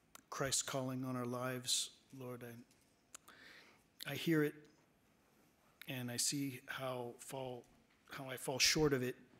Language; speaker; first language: English; native; English